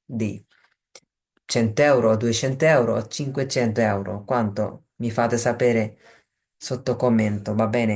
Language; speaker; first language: Italian; non-native, fluent; Bangla